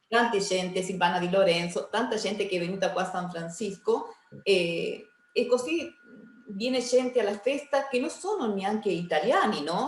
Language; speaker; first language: Italian; early bilingual, heritage; Spanish